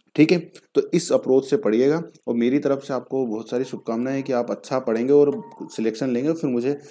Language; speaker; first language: Hindi; native; Hindi